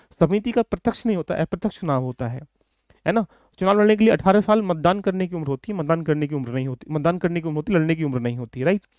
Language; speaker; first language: Hindi; native; Hindi